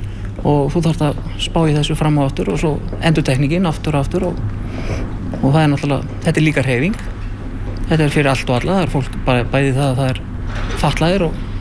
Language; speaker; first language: Icelandic; native; Icelandic